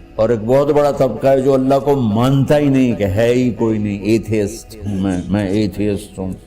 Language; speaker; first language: Urdu; non-native, local second language; Punjabi